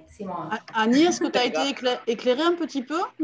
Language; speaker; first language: French; native; French